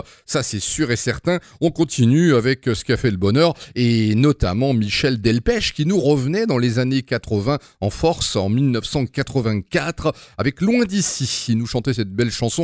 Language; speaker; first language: French; native; French